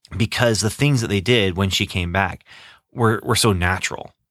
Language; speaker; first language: English; native; English